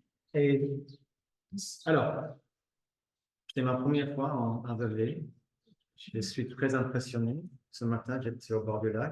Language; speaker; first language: French; non-native, fluent; English